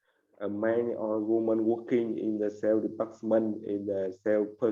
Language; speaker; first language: English; non-native, learner; Vietnamese